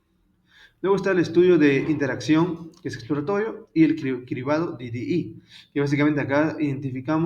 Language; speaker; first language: Spanish; native; Spanish